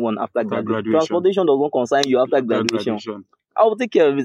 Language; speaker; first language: English; non-native, local second language; Yoruba